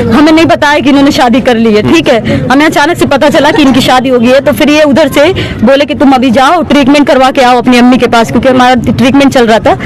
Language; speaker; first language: Hindi; native; Hindi